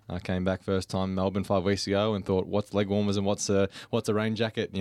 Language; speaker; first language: English; native; English